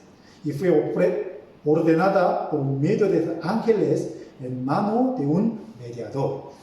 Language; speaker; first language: Spanish; non-native, fluent; Korean